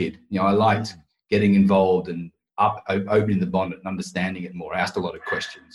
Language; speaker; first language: English; native; English